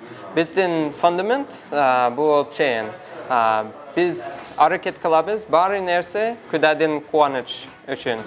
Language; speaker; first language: Kyrgyz; non-native, learner; English